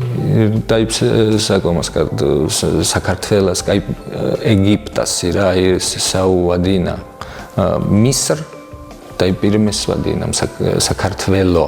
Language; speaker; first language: Lithuanian; non-native, fluent; Georgian